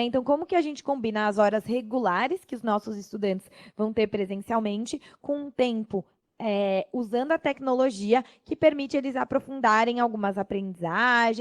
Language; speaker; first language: Portuguese; native; Portuguese